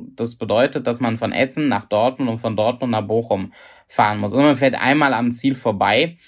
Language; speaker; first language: German; native; German